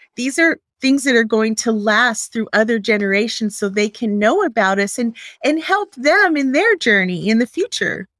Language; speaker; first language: English; native; English